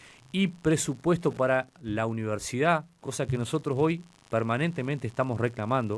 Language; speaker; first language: Spanish; native; Spanish